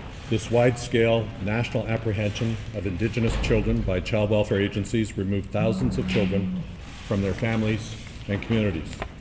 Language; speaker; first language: English; native; English